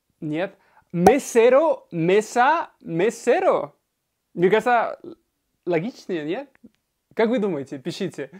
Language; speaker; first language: Russian; non-native, fluent; Spanish